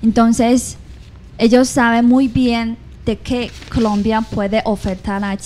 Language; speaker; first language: Spanish; non-native, fluent; Chinese